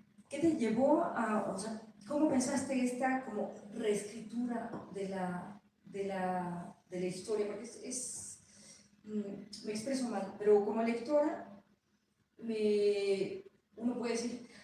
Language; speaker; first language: Spanish; native; Spanish